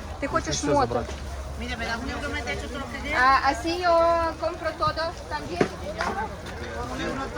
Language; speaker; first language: Spanish; non-native, learner; Ukrainian